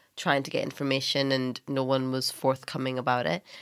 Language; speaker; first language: English; native; English